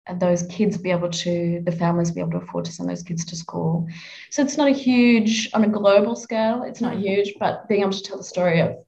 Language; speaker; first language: English; native; English